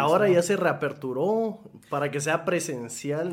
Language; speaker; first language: Spanish; native; Spanish